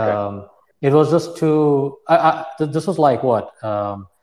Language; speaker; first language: English; non-native, fluent; Arabic